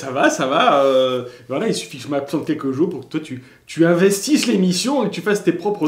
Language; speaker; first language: French; native; French